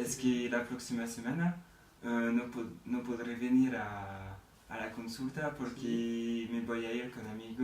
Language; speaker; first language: Spanish; non-native, learner; French